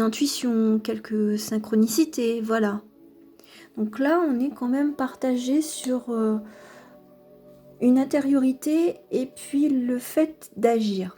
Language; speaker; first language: French; native; French